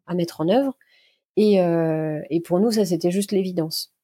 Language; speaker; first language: French; native; French